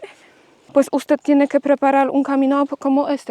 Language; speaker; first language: Spanish; non-native, fluent; Polish